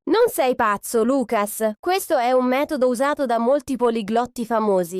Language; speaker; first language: Italian; non-native, fluent; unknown